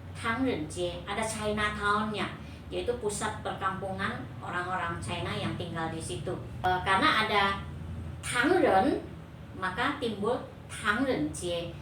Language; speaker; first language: Indonesian; native; Indonesian